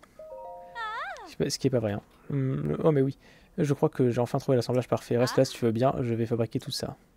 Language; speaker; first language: French; native; French